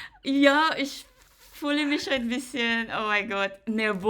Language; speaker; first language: German; non-native, learner; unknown